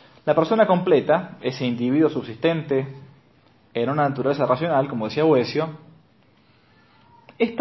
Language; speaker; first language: Spanish; native; Spanish